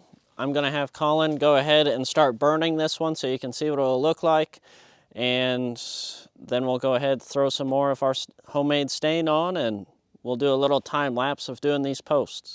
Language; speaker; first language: English; native; English